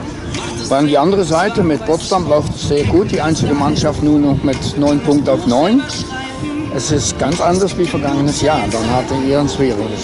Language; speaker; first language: German; non-native, learner; Dutch